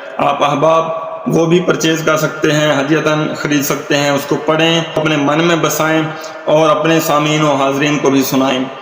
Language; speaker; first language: Urdu; non-native, local second language; Punjabi